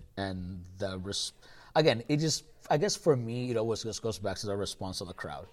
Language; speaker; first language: English; early bilingual, other home language; Spanish